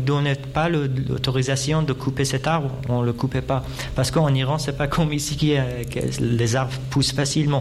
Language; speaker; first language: French; non-native, fluent; Persian